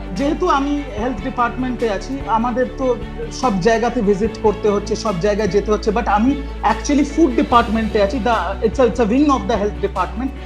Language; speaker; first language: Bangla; native; Bangla